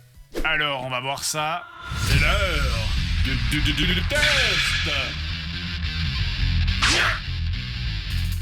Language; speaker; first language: French; native; French